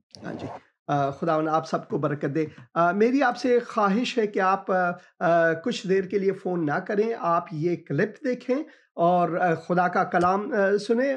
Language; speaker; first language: Urdu; native; Urdu